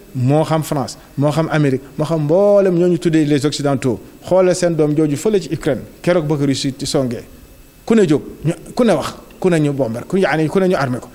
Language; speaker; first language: Wolof; native; Wolof